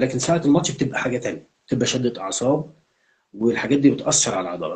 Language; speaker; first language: Arabic; native; Arabic